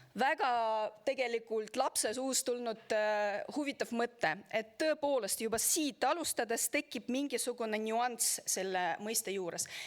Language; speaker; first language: Estonian; non-native, local second language; Russian